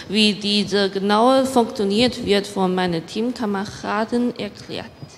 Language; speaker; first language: German; non-native, learner; Chinese